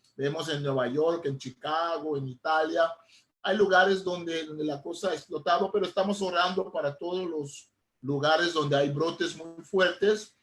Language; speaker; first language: Spanish; non-native, fluent; Papiamento